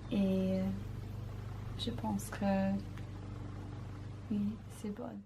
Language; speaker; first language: French; non-native, learner; English